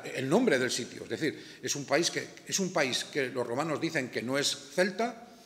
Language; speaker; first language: Spanish; native; Spanish